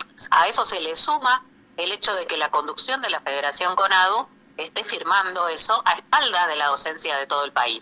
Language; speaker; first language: Spanish; native; Spanish